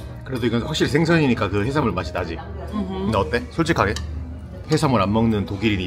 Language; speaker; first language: Korean; native; Korean